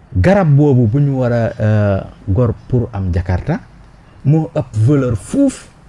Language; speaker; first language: Wolof; non-native, local second language; Jola-Fonyi